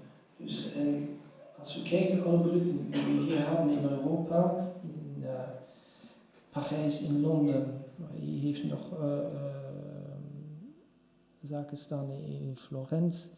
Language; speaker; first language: Dutch; non-native, local second language; French